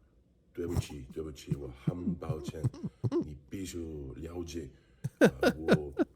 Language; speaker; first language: Chinese; non-native, learner; English